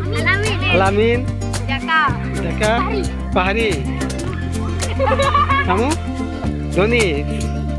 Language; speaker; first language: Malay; non-native, learner; Bangla